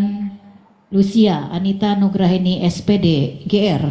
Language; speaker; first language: Indonesian; native; Indonesian